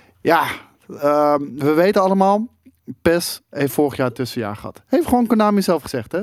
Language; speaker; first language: Dutch; native; Dutch